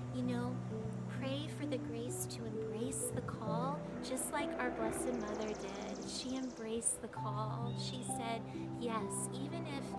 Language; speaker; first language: English; native; English